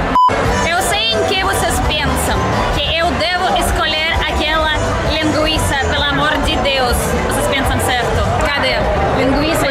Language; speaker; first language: Portuguese; non-native, fluent; Russian